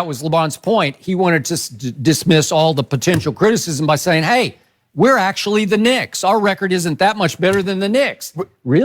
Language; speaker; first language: English; native; English